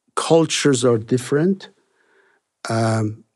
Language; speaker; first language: English; non-native, fluent; Persian